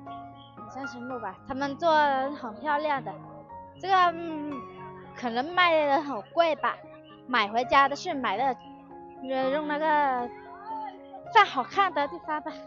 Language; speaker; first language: Chinese; non-native, fluent; Vietnamese